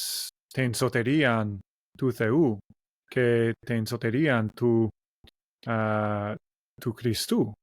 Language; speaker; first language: Greek; non-native, learner; English